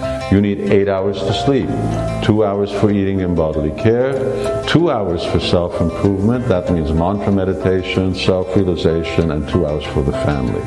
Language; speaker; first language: English; early bilingual, other home language; Hungarian